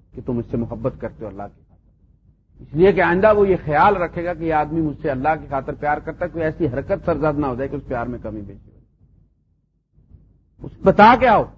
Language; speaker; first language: Urdu; non-native, local second language; Punjabi